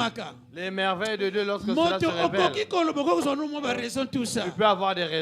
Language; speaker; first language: French; non-native, local second language; Lingala